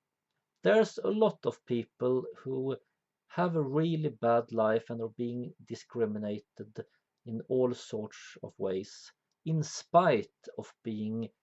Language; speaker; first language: English; non-native, fluent; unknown